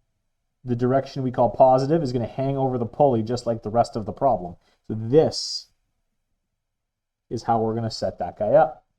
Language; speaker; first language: English; native; English